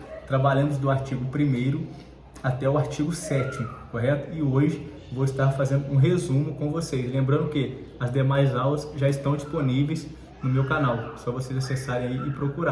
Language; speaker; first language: Portuguese; native; Portuguese